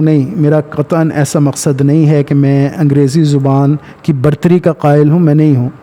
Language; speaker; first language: Urdu; early bilingual, heritage; Punjabi